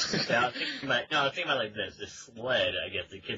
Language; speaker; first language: English; native; English